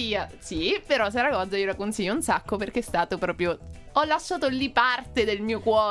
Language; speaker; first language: Italian; native; Italian